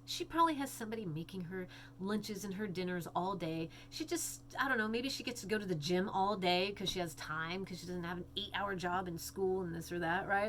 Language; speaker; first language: English; native; English